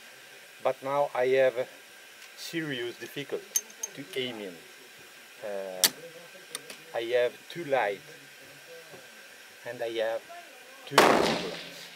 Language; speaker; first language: English; non-native, learner; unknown